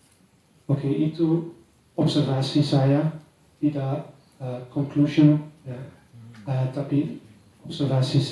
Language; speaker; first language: Indonesian; non-native, learner; Dutch